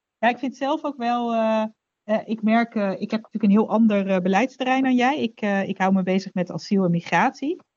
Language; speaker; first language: Dutch; native; Dutch